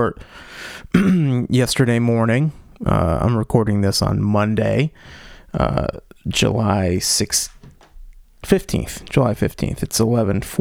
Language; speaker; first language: English; native; English